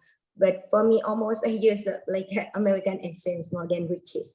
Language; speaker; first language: English; non-native, learner; Thai